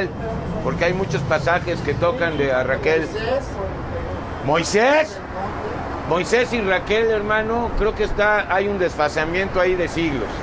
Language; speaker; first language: Spanish; native; Spanish